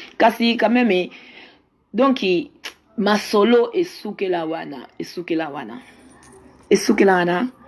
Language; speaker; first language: Lingala; non-native, fluent; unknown